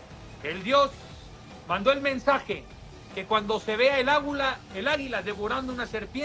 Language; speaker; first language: Spanish; native; Spanish